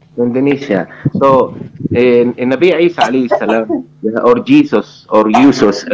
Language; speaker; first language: Indonesian; non-native, fluent; Arabic